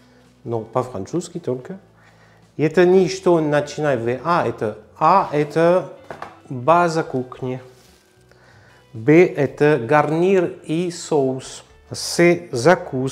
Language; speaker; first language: Russian; non-native, learner; French